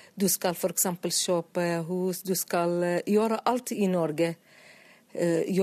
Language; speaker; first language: Norwegian; non-native, learner; Arabic